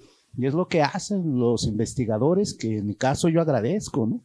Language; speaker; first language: Spanish; native; Spanish